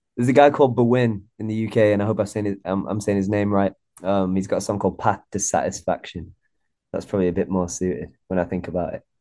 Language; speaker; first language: English; native; English